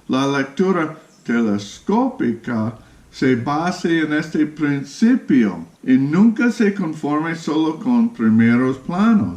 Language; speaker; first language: Spanish; non-native, fluent; English